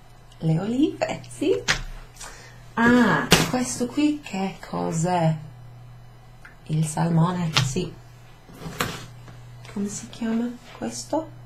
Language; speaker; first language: Italian; non-native, fluent; English